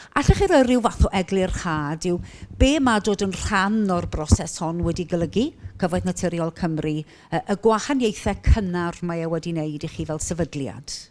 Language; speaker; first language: Welsh; native; Welsh